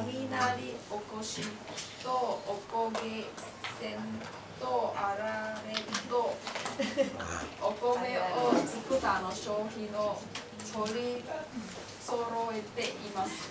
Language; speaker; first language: Japanese; non-native, learner; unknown